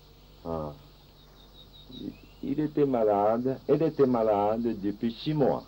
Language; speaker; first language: French; non-native, fluent; Japanese